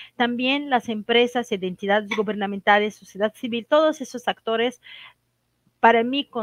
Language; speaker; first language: Spanish; non-native, fluent; Arabic